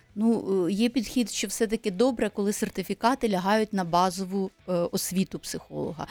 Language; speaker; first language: Ukrainian; native; Ukrainian